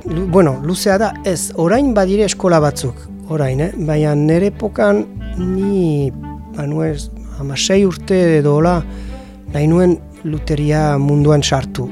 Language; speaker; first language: Basque; non-native, learner; French